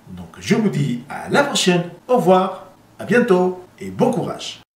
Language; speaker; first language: French; non-native, fluent; Spanish